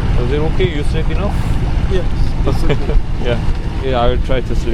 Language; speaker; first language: English; non-native, learner; Korean